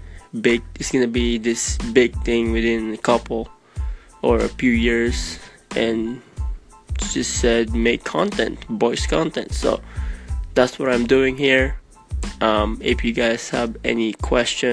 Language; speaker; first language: English; non-native, local second language; Filipino